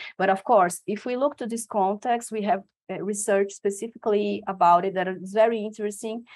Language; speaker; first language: English; non-native, fluent; Portuguese